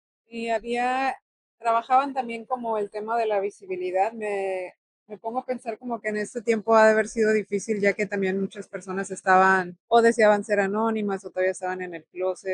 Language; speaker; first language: Spanish; native; Spanish